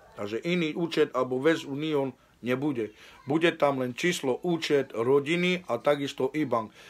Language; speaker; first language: Slovak; native; Slovak